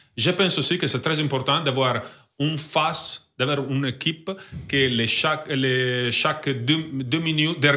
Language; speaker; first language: French; non-native, learner; Italian